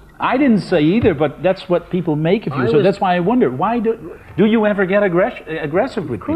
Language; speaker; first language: English; non-native, fluent; Dutch